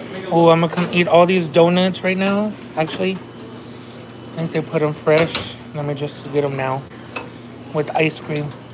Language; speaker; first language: English; early bilingual, other home language; Spanish